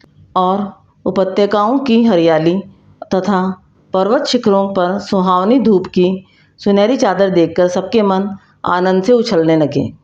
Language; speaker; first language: Hindi; native; Hindi